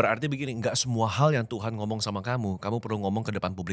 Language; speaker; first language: Indonesian; native; Indonesian